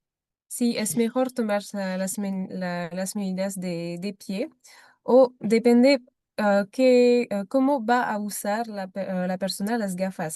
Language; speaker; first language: Spanish; non-native, fluent; French